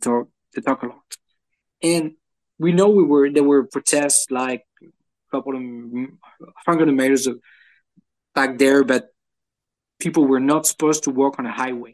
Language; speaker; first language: English; non-native, fluent; French